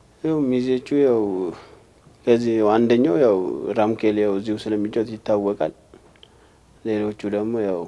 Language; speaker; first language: Amharic; non-native, local second language; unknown